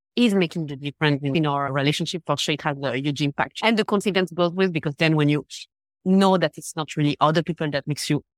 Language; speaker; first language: English; non-native, fluent; French